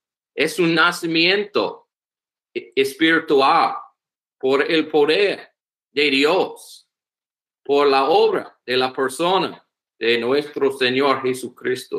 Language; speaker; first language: Spanish; non-native, learner; English